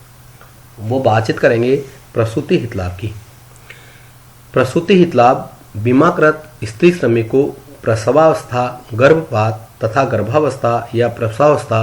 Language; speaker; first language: Hindi; native; Hindi